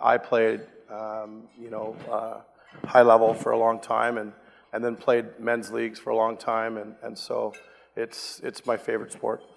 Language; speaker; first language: English; native; English